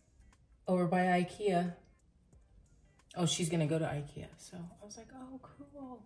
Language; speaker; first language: English; native; English